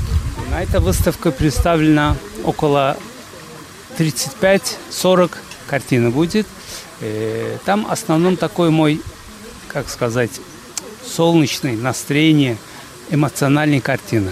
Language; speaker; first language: Russian; non-native, fluent; Azerbaijani